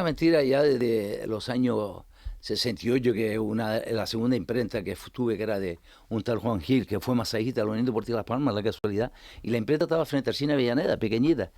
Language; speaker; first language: Spanish; native; Spanish